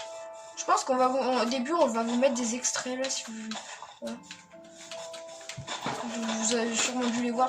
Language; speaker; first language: French; native; French